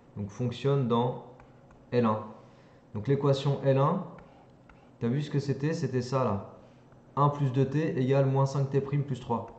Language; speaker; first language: French; native; French